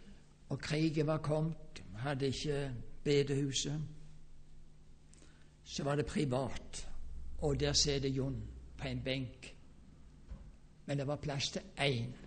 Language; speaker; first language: Norwegian; native; Norwegian